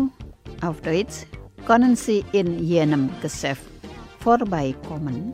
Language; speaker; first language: German; non-native, fluent; Indonesian